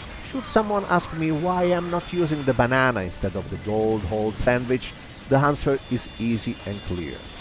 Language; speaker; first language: English; non-native, fluent; Italian